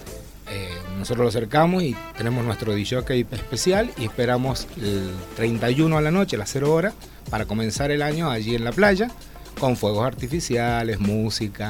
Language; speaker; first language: Spanish; native; Spanish